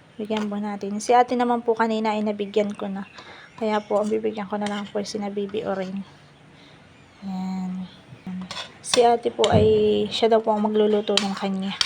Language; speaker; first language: Filipino; native; Filipino